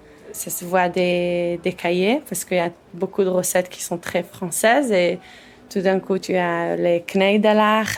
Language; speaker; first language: French; early bilingual, heritage; Hebrew